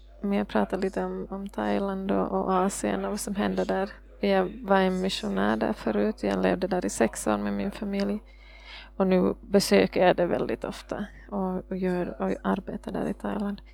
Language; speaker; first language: Swedish; non-native, fluent; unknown